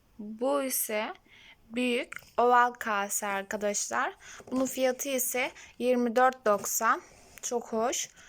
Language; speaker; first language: Turkish; native; Turkish